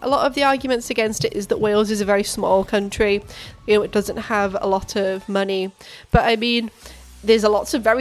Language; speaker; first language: English; native; English